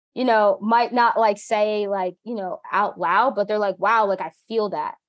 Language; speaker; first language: English; native; English